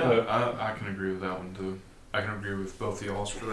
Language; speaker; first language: English; native; English